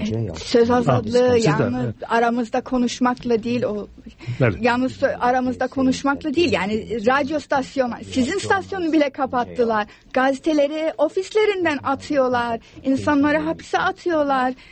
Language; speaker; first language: Turkish; non-native, fluent; English